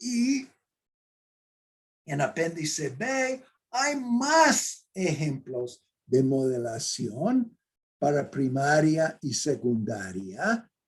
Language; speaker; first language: Spanish; non-native, fluent; English